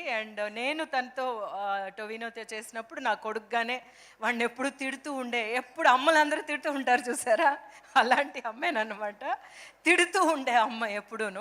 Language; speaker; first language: Telugu; native; Telugu